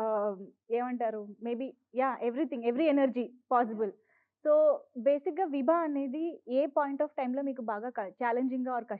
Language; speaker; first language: Telugu; native; Telugu